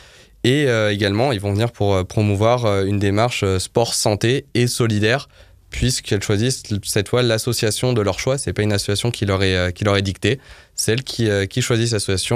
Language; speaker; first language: French; native; French